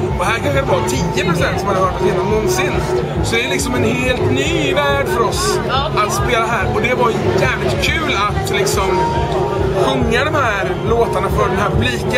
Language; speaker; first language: Swedish; native; Swedish